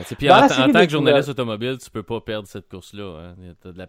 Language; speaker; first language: French; native; French